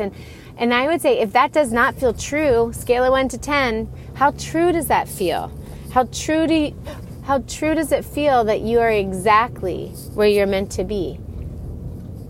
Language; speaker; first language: English; native; English